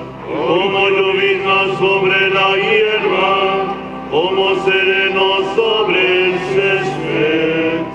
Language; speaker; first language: Spanish; native; Spanish